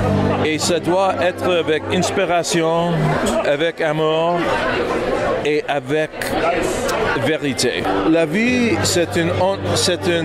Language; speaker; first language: French; non-native, learner; English